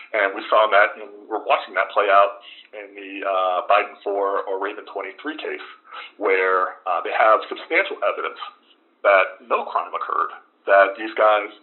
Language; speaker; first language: English; native; English